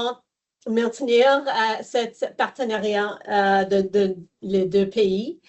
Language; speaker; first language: French; non-native, fluent; English